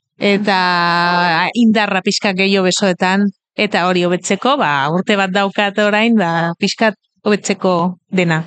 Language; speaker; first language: Basque; non-native, fluent; Catalan